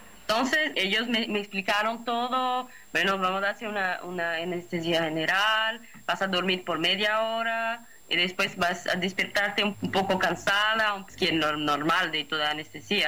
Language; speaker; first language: Spanish; non-native, fluent; Portuguese